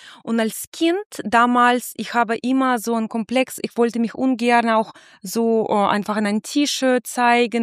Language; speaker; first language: German; non-native, fluent; Russian